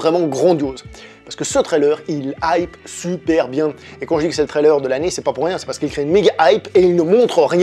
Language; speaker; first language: French; native; French